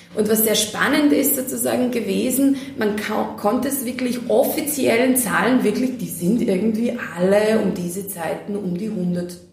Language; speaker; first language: German; non-native, fluent; Serbian